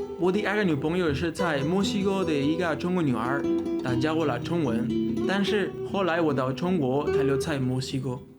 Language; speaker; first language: Chinese; non-native, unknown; Spanish